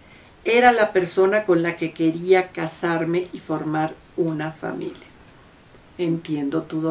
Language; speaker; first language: Spanish; native; Spanish